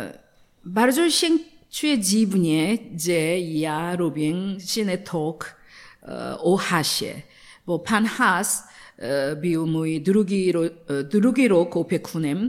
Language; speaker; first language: Polish; non-native, learner; Korean